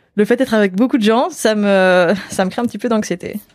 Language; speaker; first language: French; native; French